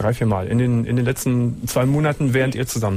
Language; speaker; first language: German; native; German